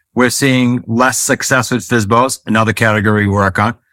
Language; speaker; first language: English; native; English